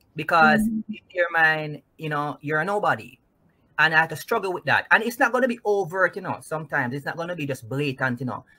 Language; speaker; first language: English; non-native, local second language; Jamaican Creole English